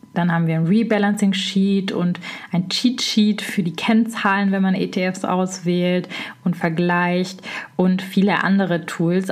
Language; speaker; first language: German; native; German